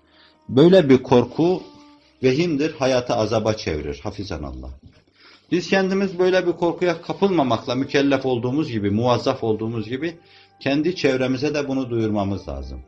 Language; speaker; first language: Turkish; native; Turkish